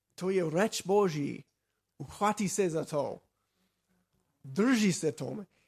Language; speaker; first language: Serbian; non-native, fluent; Slovak